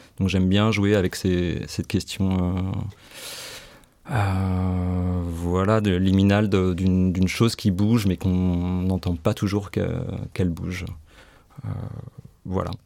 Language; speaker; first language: French; native; French